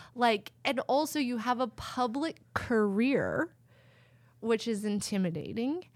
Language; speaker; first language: English; native; English